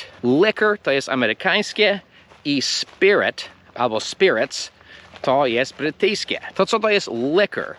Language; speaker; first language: Polish; early bilingual, heritage; English